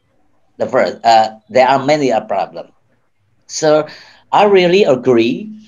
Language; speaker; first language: English; non-native, learner; Indonesian